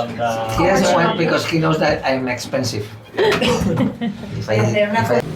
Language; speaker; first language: English; non-native, learner; Spanish